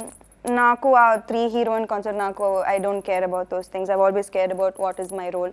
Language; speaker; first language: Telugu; non-native, local second language; Tamil